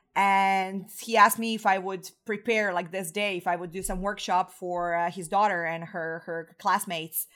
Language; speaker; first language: English; non-native, fluent; Croatian